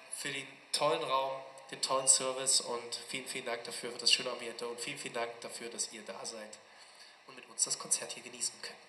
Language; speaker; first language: German; native; German